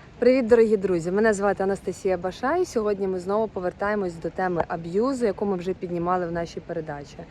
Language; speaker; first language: Ukrainian; native; Ukrainian